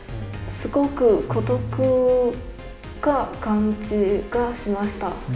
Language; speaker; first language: Japanese; non-native, learner; Chinese